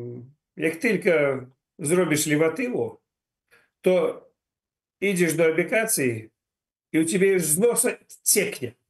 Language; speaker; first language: Polish; non-native, learner; Ukrainian